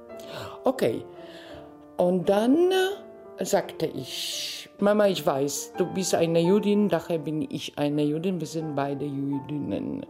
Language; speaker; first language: German; non-native, fluent; Polish